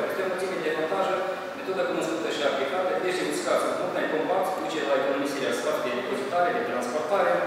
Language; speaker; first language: Romanian; native; Romanian